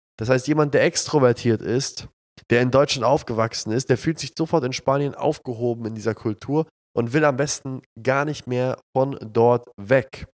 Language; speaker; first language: German; early bilingual, other home language; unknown